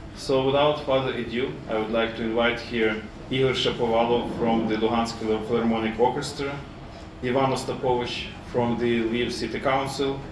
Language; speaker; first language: English; non-native, fluent; Ukrainian